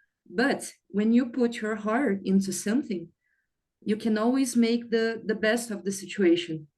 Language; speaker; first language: English; non-native, fluent; Portuguese